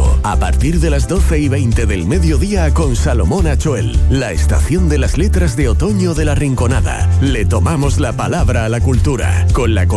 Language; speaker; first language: Spanish; native; Spanish